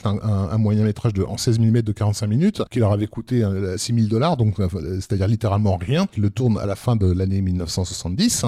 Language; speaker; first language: French; native; French